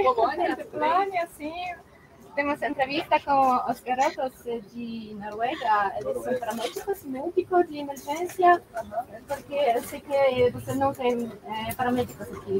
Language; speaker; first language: Portuguese; non-native, learner; Polish